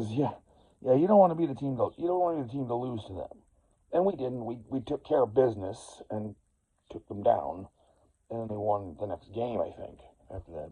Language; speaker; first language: English; native; English